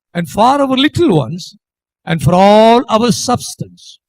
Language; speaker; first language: English; non-native, local second language; Tamil